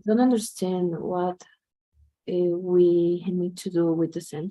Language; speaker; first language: English; non-native, learner; Spanish